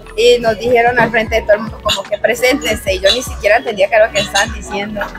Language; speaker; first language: Spanish; native; Spanish